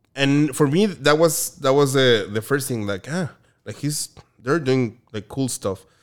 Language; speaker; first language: English; non-native, fluent; Spanish